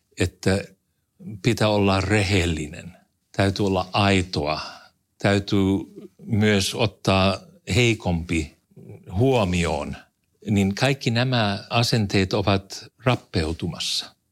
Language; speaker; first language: Finnish; non-native, fluent; English